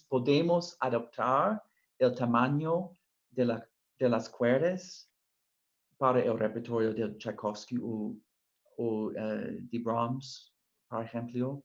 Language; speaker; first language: Spanish; non-native, fluent; English